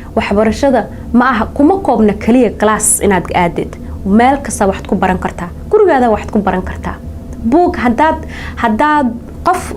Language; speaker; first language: Somali; early bilingual, heritage; Somali